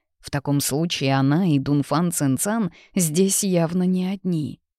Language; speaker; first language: Russian; native; Russian